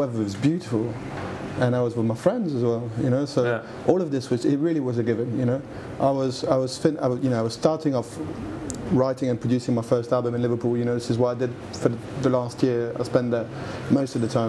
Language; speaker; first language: English; non-native, fluent; French